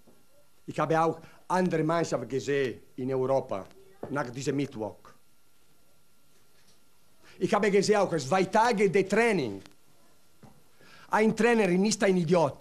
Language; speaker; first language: German; non-native, learner; Italian